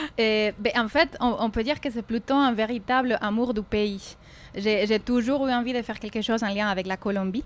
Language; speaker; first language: French; non-native, fluent; Spanish